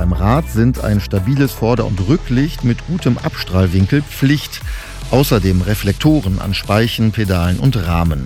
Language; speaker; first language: German; native; German